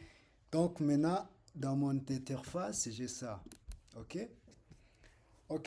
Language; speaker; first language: French; non-native, local second language; Rundi